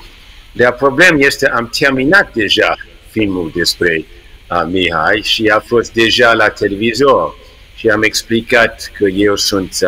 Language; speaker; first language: Romanian; early bilingual, heritage; English